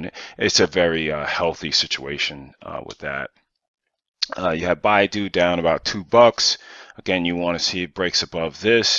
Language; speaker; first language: English; native; English